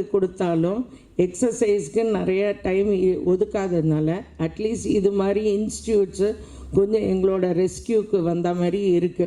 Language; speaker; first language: Tamil; native; Tamil